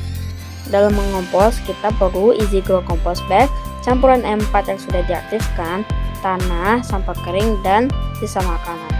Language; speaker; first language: Indonesian; native; Indonesian